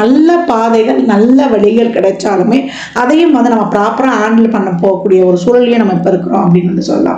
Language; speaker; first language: Tamil; native; Tamil